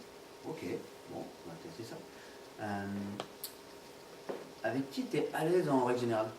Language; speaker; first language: French; native; French